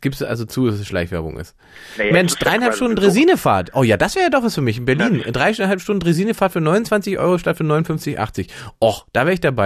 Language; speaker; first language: German; native; German